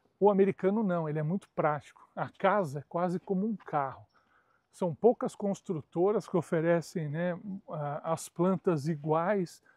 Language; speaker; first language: Portuguese; native; Portuguese